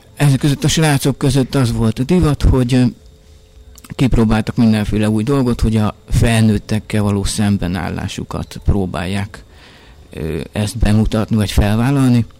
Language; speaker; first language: Hungarian; native; Hungarian